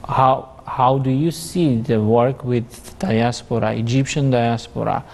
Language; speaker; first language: English; non-native, fluent; Armenian